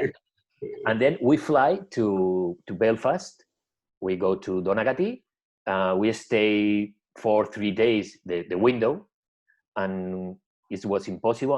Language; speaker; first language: English; non-native, learner; Spanish